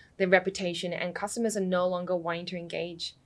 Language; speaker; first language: English; native; English